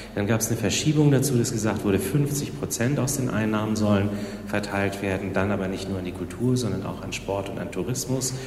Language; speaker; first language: German; native; German